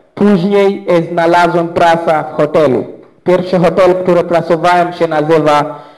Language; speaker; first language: Polish; non-native, learner; Swahili